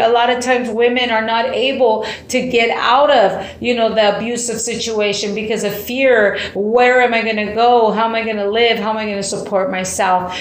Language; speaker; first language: English; early bilingual, other home language; Spanish